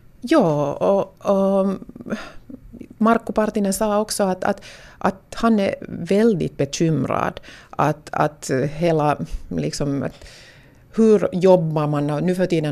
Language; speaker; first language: Swedish; non-native, local second language; Finnish